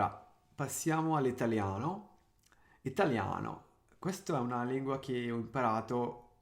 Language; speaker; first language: Italian; non-native, fluent; Sinhala